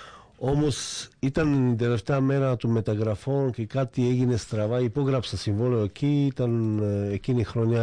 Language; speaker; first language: Greek; non-native, fluent; Slovak